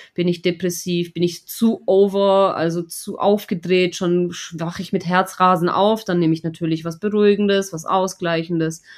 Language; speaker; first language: German; non-native, fluent; Russian